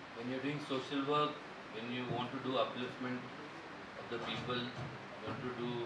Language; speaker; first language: English; non-native, local second language; Marathi